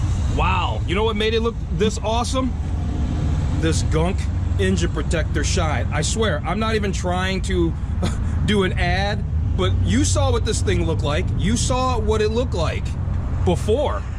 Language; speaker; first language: English; native; English